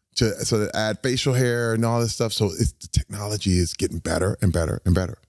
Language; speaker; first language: English; native; English